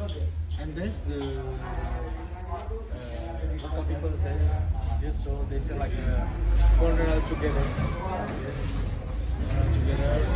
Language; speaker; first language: English; non-native, learner; Indonesian